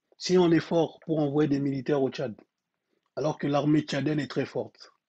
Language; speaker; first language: French; non-native, local second language; Lingala